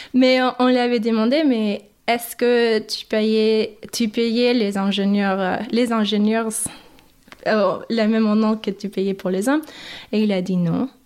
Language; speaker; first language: French; non-native, fluent; English